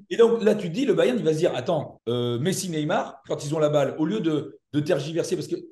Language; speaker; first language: French; native; French